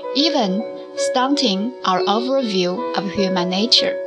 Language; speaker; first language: English; non-native, learner; Chinese